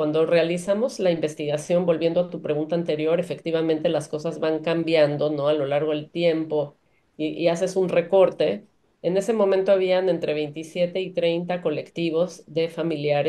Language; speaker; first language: Spanish; native; Spanish